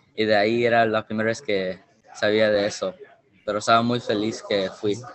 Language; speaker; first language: Spanish; early bilingual, heritage; Spanish